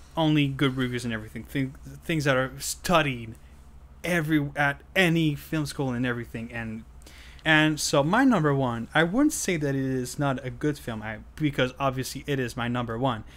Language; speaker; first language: English; non-native, fluent; French